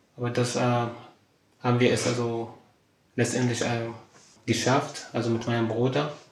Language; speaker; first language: German; non-native, fluent; Arabic